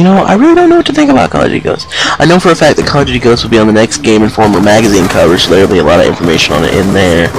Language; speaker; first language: English; native; English